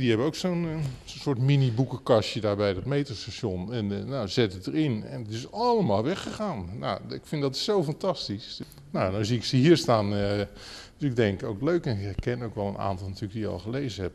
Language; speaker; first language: Dutch; native; Dutch